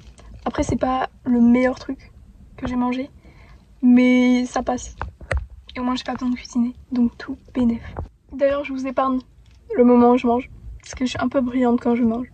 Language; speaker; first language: French; native; French